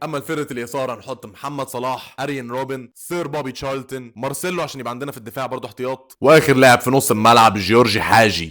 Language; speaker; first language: Arabic; native; Arabic